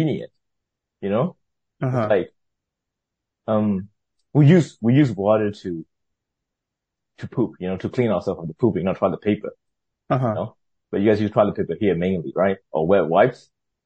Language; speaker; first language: English; non-native, fluent; Burmese